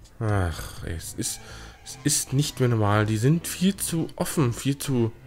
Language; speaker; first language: German; native; German